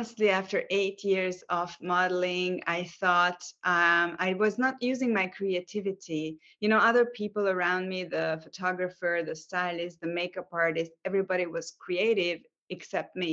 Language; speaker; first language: English; non-native, fluent; Hungarian